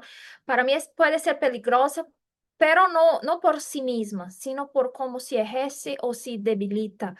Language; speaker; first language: Spanish; non-native, fluent; Portuguese